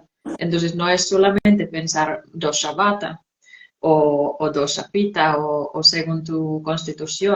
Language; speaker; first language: Spanish; non-native, fluent; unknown